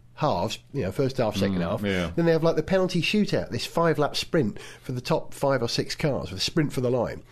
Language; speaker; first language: English; native; English